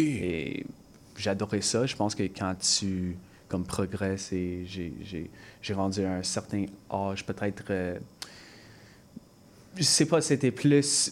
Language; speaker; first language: French; non-native, local second language; English